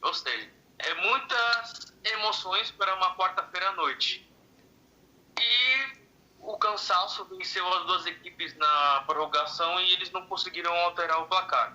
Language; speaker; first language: Portuguese; native; Portuguese